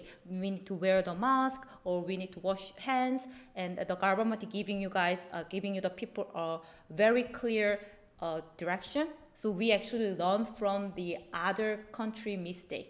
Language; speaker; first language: English; non-native, fluent; Korean